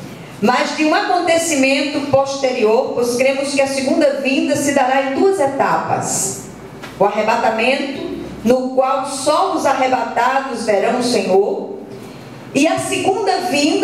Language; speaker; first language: Portuguese; native; Portuguese